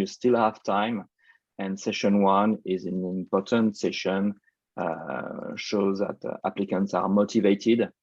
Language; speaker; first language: English; non-native, fluent; French